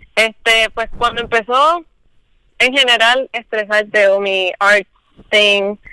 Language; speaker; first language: Spanish; native; Spanish